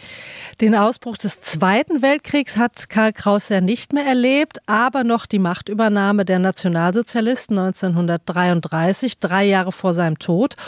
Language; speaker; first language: German; native; German